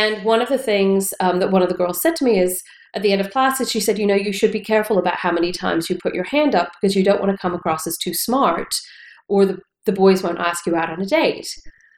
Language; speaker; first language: English; native; English